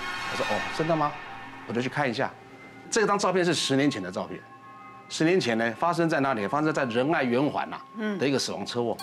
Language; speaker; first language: Chinese; native; Chinese